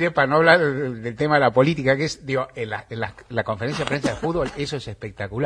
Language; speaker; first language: Spanish; native; Spanish